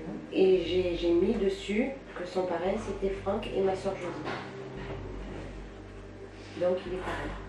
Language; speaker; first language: French; native; French